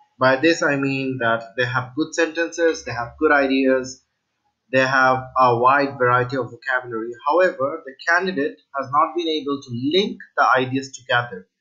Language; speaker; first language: English; non-native, local second language; Bangla